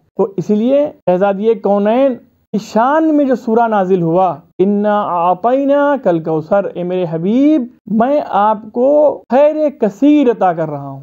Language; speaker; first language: Urdu; native; Urdu